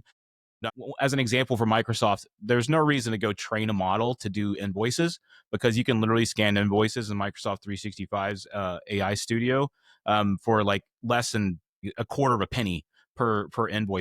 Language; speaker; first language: English; native; English